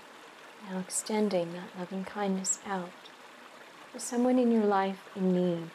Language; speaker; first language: English; native; English